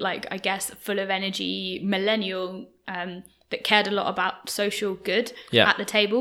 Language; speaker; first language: English; native; English